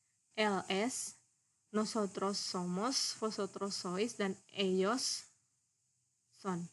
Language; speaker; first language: Spanish; non-native, learner; Indonesian